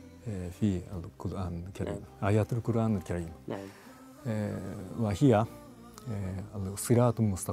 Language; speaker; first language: Arabic; non-native, fluent; Japanese